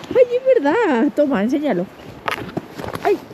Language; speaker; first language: Spanish; native; Spanish